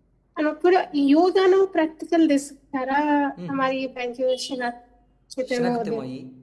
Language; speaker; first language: Japanese; non-native, learner; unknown